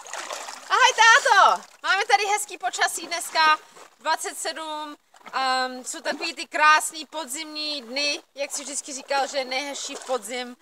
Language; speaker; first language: Czech; early bilingual, heritage; Czech